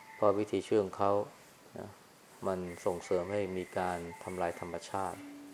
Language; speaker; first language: Thai; native; Thai